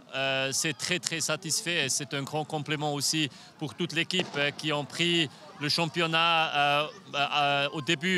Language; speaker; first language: French; non-native, local second language; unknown